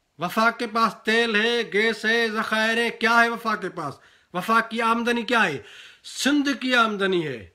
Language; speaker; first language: Urdu; non-native, local second language; Sindhi